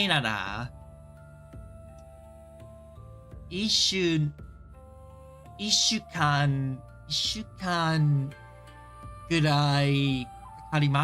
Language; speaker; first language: Japanese; non-native, learner; English